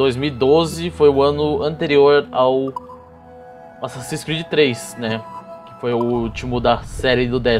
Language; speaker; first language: Portuguese; native; Portuguese